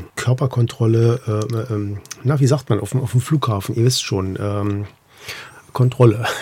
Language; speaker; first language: German; native; German